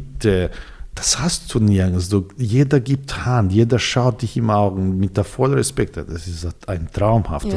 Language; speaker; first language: German; non-native, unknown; Serbian